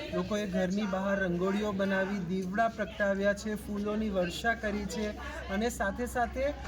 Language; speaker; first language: Gujarati; non-native, local second language; Sindhi